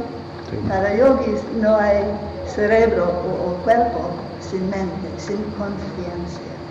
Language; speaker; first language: Spanish; non-native, learner; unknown